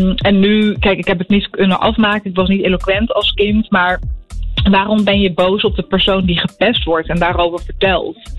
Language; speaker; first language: Dutch; early bilingual, other home language; Arabic